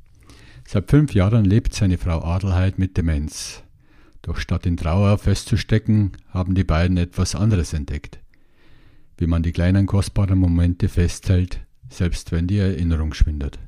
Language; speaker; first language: German; native; German